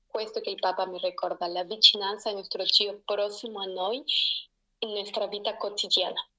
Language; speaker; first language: Italian; non-native, learner; Spanish